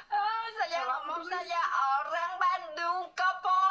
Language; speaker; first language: Indonesian; non-native, learner; Vietnamese